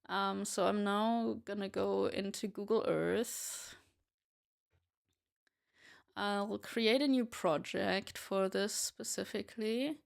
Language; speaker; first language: English; non-native, fluent; German